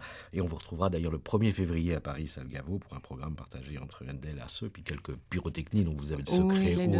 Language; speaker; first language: French; native; French